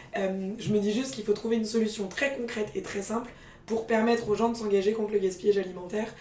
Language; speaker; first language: French; native; French